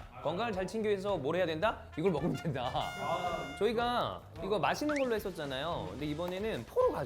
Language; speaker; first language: Korean; native; Korean